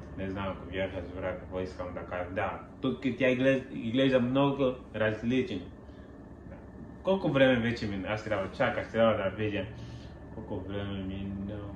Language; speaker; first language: Bulgarian; non-native, learner; Portuguese